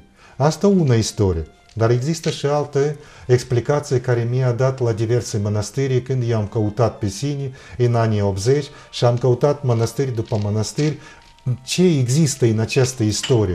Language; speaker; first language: Romanian; non-native, fluent; Russian